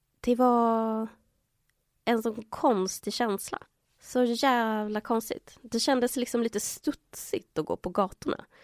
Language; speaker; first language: Swedish; early bilingual, other home language; Spanish